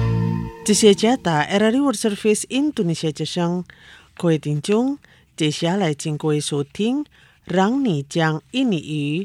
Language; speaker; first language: Chinese; non-native, local second language; Indonesian